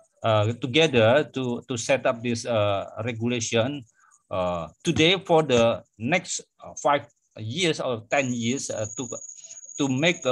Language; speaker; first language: English; non-native, fluent; Indonesian